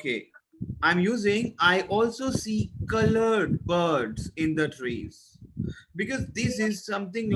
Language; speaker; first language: English; non-native, local second language; Hindi